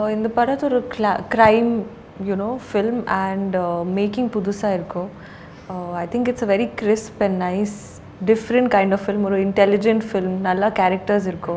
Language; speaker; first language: Tamil; non-native, local second language; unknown